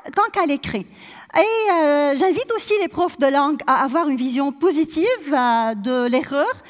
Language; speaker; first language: French; non-native, local second language; Arabic